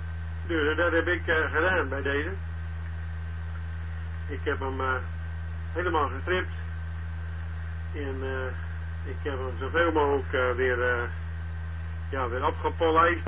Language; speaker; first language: Dutch; native; Dutch